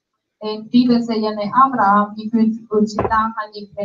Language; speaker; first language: Swedish; non-native, learner; Spanish